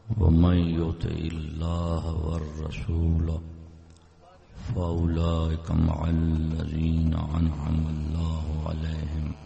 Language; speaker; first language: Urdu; non-native, local second language; Saraiki